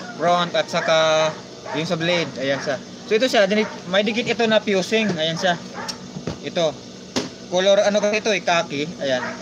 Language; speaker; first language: Filipino; non-native, local second language; Hiligaynon